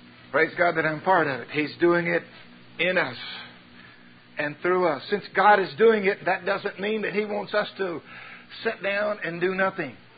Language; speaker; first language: English; native; English